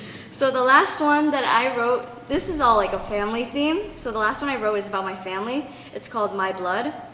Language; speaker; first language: English; early bilingual, other home language; Vietnamese